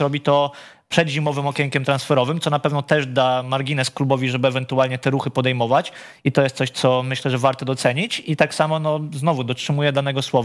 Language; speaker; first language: Polish; native; Polish